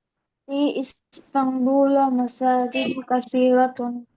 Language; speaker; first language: Arabic; non-native, learner; Bangla